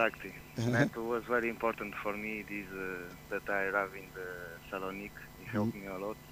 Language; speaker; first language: English; non-native, fluent; Portuguese